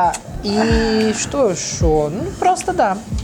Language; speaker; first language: Russian; non-native, learner; Portuguese